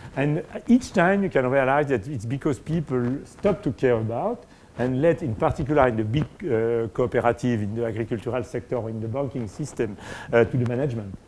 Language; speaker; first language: English; non-native, fluent; French